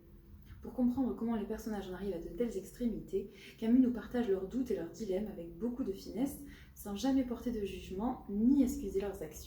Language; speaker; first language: French; native; French